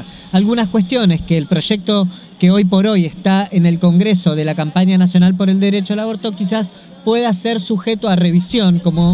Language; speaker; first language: Spanish; native; Spanish